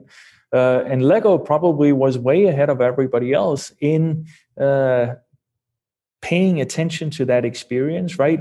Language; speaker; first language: English; non-native, fluent; Danish